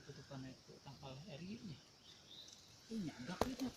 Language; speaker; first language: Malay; non-native, local second language; Sundanese